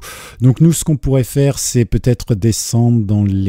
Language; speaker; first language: French; native; French